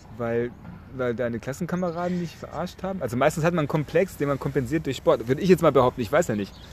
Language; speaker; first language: German; native; German